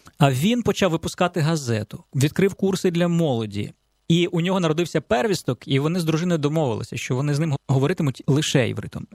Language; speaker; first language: Ukrainian; native; Ukrainian